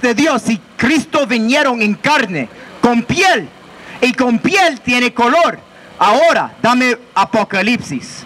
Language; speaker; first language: Spanish; non-native, learner; English